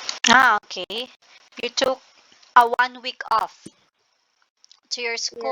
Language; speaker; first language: English; non-native, local second language; Filipino